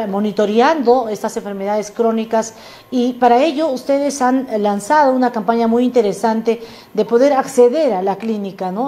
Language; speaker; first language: Spanish; native; Spanish